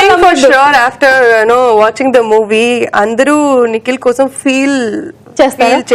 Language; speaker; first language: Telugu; non-native, learner; Kannada